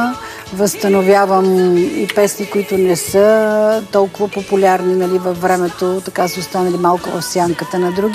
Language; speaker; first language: Bulgarian; native; Bulgarian